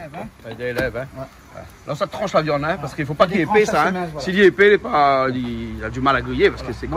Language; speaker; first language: French; non-native, local second language; Réunion Creole French